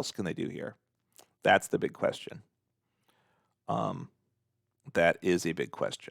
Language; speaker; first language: English; native; English